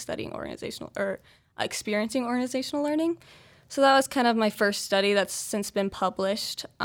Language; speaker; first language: English; native; English